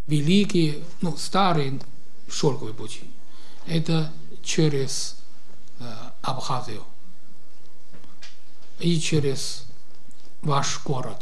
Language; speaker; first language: Russian; non-native, learner; Chinese